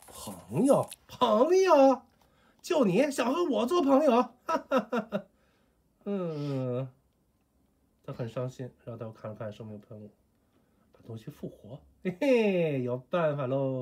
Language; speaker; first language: Chinese; native; Chinese